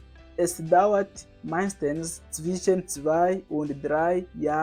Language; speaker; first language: German; non-native, learner; Kinyarwanda